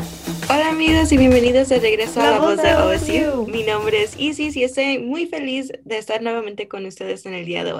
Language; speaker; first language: Spanish; early bilingual, heritage; Spanish